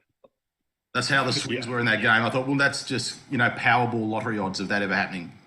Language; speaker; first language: English; native; English